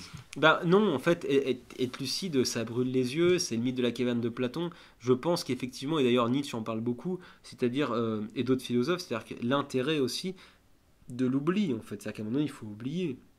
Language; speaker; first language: French; native; French